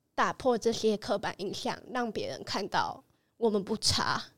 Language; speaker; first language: Chinese; early bilingual, other home language; Vietnamese